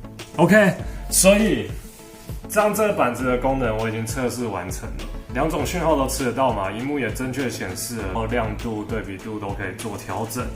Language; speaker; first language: Chinese; native; Chinese